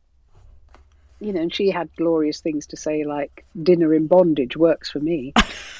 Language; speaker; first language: English; native; English